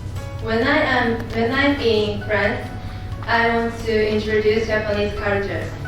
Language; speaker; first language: English; non-native, learner; Japanese